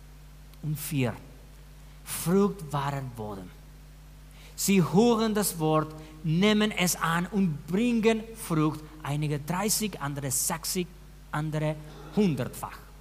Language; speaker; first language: German; non-native, fluent; Spanish